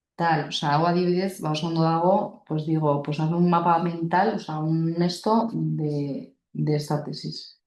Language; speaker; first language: Spanish; non-native, local second language; Basque